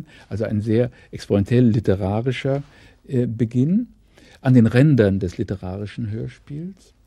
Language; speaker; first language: German; native; German